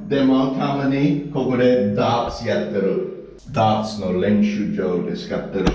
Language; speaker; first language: Japanese; non-native, learner; English